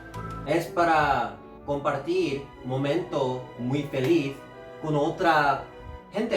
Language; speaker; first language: Spanish; non-native, learner; Korean